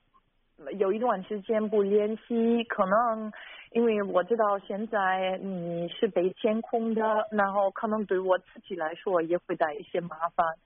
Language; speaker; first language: Chinese; non-native, fluent; German